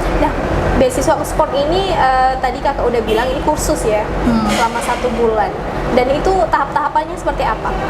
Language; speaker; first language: Indonesian; native; Indonesian